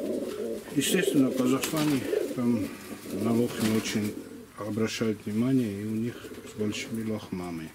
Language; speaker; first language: Russian; non-native, local second language; Georgian